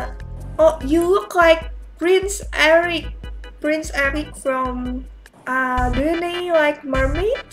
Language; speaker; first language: English; non-native, learner; Indonesian